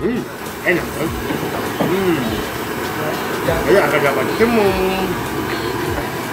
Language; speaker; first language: Indonesian; non-native, fluent; Japanese